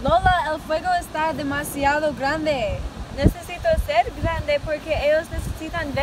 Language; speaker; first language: Spanish; non-native, learner; English